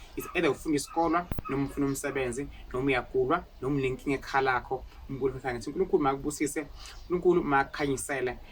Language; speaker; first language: Zulu; native; Zulu